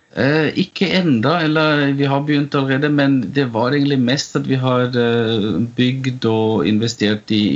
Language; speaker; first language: Norwegian; non-native, fluent; German